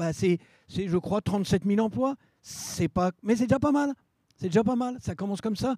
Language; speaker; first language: French; native; French